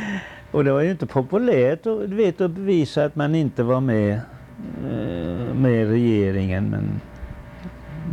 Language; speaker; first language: Swedish; early bilingual, heritage; Swedish